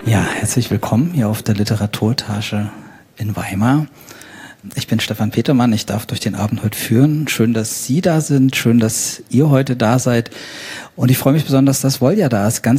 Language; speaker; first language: German; native; German